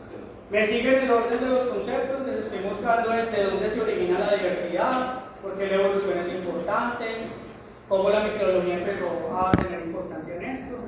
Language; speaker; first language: Spanish; native; Spanish